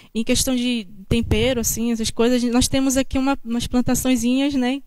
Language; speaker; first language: Portuguese; native; Portuguese